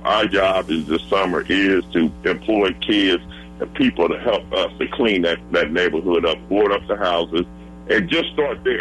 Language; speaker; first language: English; native; English